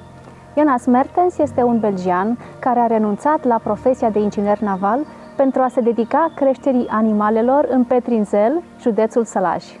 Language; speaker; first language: Romanian; native; Romanian